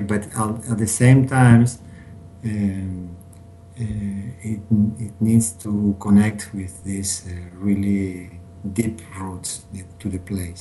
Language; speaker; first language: English; non-native, learner; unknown